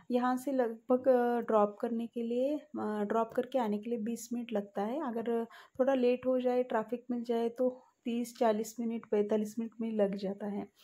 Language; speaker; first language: Hindi; non-native, local second language; Marathi